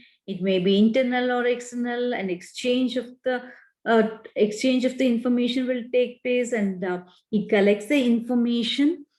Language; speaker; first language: English; non-native, local second language; Kannada